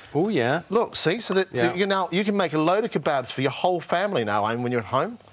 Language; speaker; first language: English; native; English